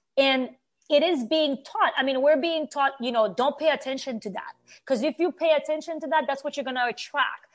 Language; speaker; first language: English; non-native, fluent; Haitian Creole